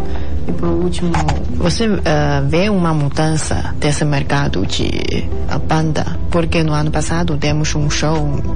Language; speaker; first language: Portuguese; non-native, fluent; Chinese